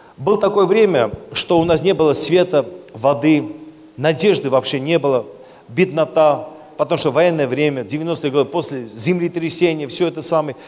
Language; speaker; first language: Russian; non-native, local second language; Armenian